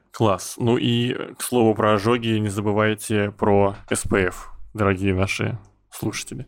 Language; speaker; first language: Russian; native; Russian